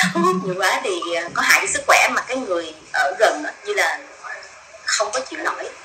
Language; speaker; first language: Vietnamese; native; Vietnamese